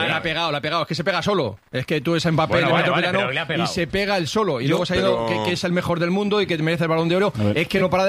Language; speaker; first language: Spanish; native; Spanish